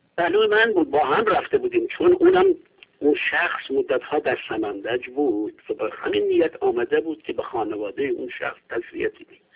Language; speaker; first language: Persian; non-native, local second language; Kurdish